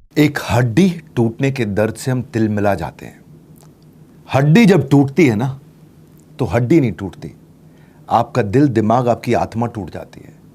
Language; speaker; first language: Hindi; native; Hindi